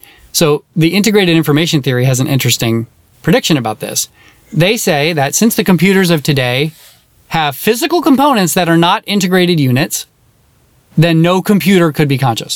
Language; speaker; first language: English; native; English